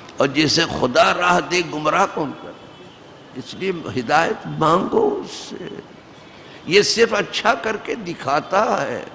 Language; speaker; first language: Urdu; native; Urdu